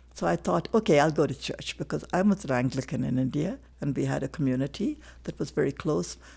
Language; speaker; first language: English; non-native, local second language; Tamil